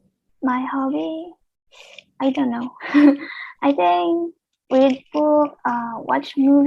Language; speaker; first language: English; non-native, learner; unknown